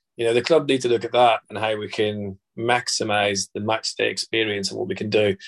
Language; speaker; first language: English; native; English